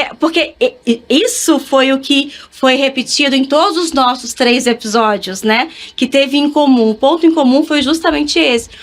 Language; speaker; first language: Portuguese; native; Portuguese